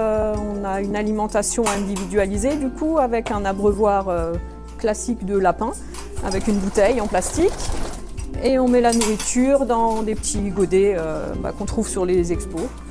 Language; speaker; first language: French; native; French